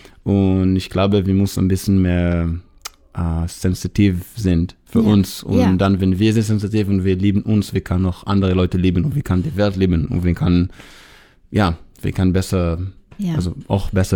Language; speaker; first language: German; non-native, learner; Hebrew